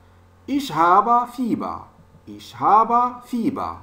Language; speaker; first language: German; non-native, learner; French